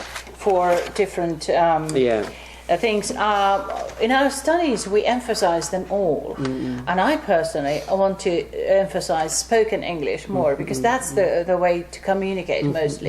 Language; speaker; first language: English; non-native, fluent; Finnish